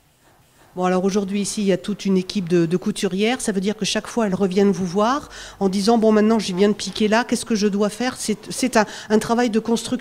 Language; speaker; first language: French; native; French